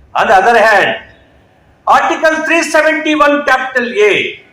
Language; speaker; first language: English; non-native, local second language; Kannada